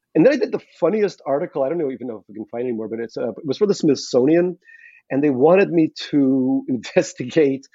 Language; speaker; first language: English; non-native, fluent; Russian